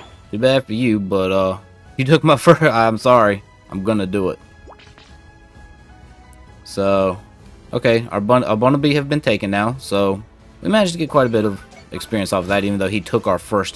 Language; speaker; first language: English; native; English